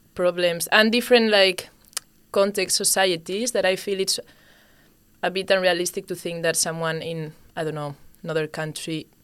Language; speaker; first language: English; non-native, fluent; Spanish